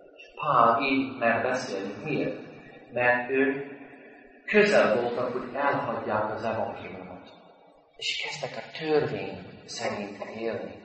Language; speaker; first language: Hungarian; non-native, fluent; English